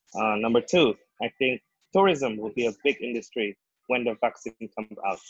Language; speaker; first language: English; non-native, fluent; Indonesian